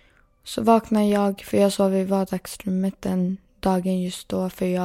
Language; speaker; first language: Swedish; early bilingual, other home language; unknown